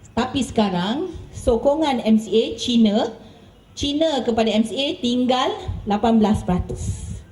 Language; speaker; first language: Malay; native; Malay